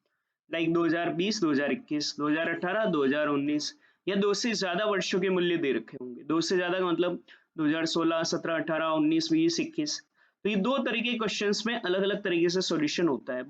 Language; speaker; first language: Hindi; native; Hindi